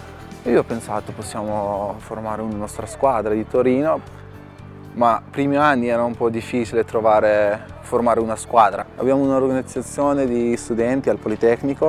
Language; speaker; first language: Italian; non-native, fluent; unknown